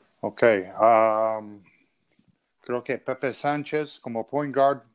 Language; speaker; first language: Spanish; early bilingual, other home language; English